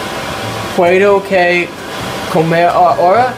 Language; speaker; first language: Spanish; non-native, learner; English